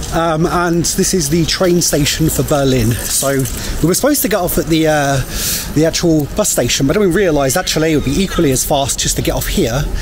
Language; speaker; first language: English; native; English